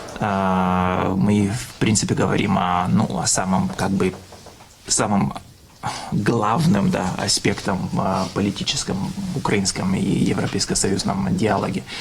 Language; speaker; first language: Russian; non-native, fluent; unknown